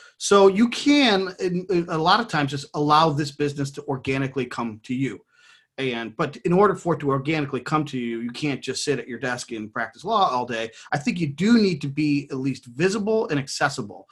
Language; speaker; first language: English; native; English